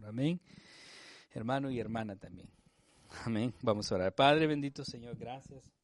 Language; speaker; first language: Spanish; native; Spanish